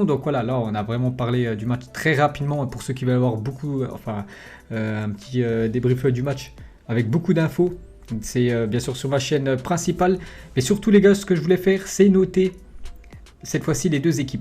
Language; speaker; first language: French; native; French